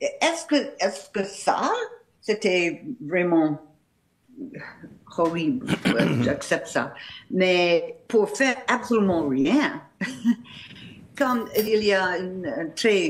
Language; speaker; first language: French; non-native, fluent; English